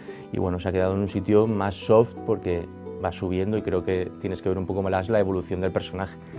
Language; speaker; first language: Spanish; native; Spanish